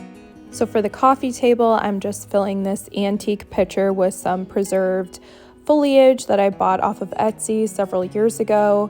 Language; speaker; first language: English; native; English